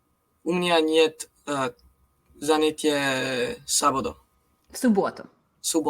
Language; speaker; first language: Russian; non-native, learner; English